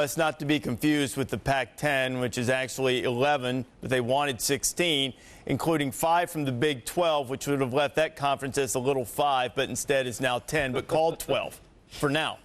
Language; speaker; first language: English; native; English